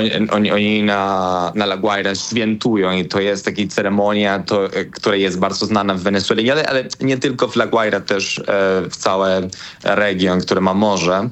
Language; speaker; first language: Polish; non-native, learner; Spanish